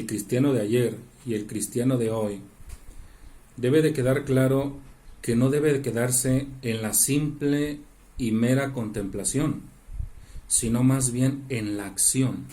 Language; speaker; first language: Spanish; native; Spanish